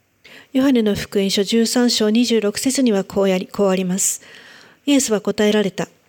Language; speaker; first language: Japanese; native; Japanese